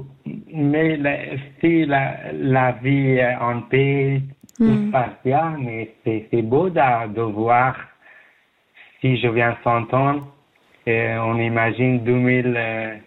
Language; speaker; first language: French; non-native, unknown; Persian